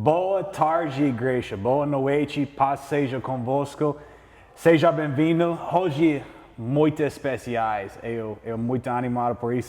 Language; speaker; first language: Portuguese; non-native, learner; English